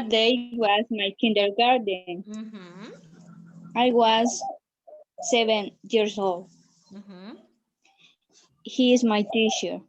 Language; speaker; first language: English; non-native, learner; Spanish